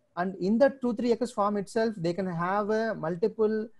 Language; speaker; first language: English; non-native, local second language; Telugu